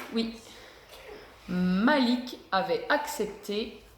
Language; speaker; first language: French; native; French